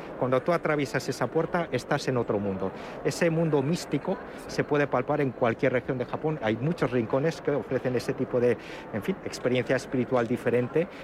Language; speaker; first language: Spanish; early bilingual, other home language; Japanese